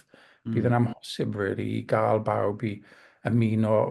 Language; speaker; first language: Welsh; non-native, local second language; English